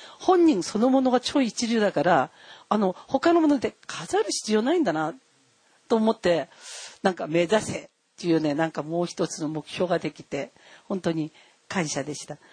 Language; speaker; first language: Japanese; non-native, fluent; Korean